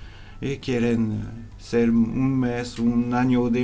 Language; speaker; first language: Spanish; non-native, learner; French